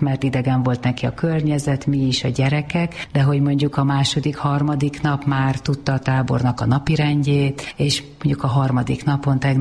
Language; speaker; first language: Hungarian; native; Hungarian